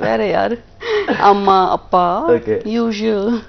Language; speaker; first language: Tamil; non-native, local second language; Gujarati